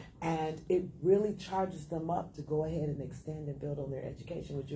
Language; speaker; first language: English; native; English